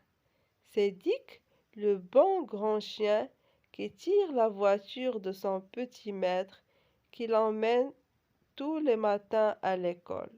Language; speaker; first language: French; non-native, local second language; Arabic